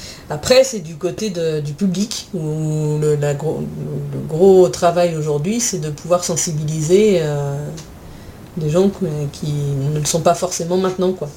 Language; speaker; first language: French; native; French